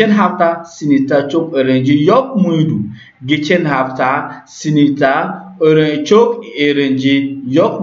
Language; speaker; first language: Turkish; non-native, learner; French